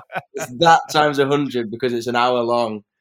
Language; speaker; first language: English; native; English